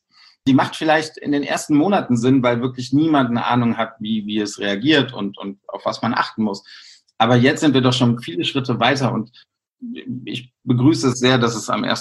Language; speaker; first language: German; native; German